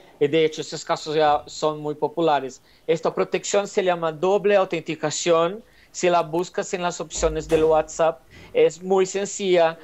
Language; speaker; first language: Spanish; non-native, fluent; Portuguese